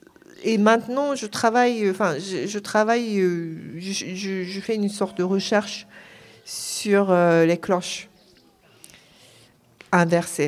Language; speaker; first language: French; non-native, fluent; Japanese